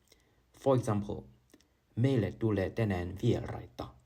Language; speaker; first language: Finnish; non-native, learner; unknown